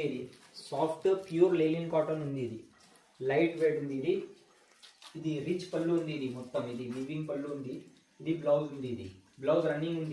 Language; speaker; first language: Telugu; non-native, local second language; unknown